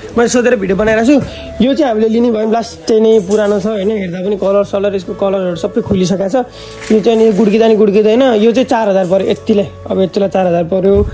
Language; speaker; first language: Nepali; native; Nepali